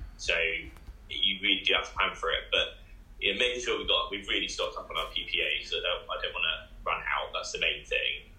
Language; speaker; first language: English; native; English